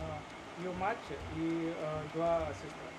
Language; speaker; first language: Russian; non-native, learner; Hindi